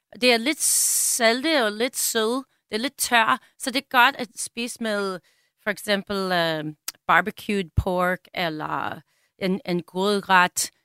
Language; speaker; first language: Danish; non-native, fluent; English